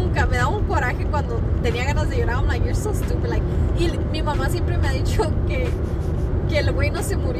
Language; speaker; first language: Spanish; early bilingual, heritage; Spanish